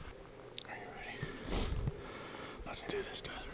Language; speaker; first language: English; native; English